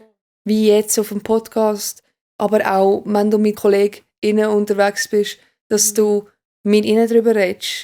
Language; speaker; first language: German; native; German